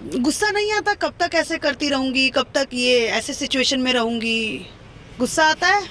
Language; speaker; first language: Hindi; native; Hindi